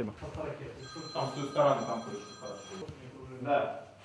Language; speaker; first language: Russian; native; Russian